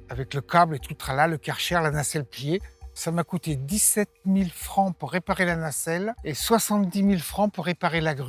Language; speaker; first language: French; native; French